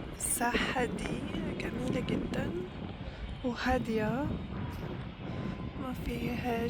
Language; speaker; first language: Arabic; non-native, fluent; German